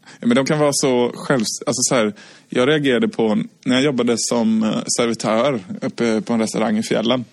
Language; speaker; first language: Swedish; native; Swedish